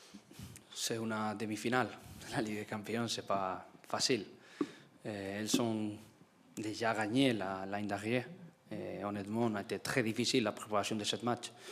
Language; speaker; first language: French; non-native, learner; Spanish